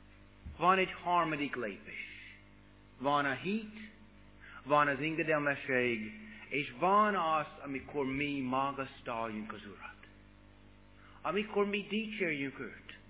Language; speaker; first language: Hungarian; non-native, fluent; English